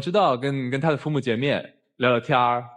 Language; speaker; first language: Chinese; non-native, fluent; German